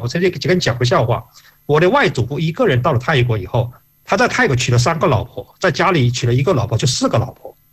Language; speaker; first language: Chinese; non-native, local second language; Hakka Chinese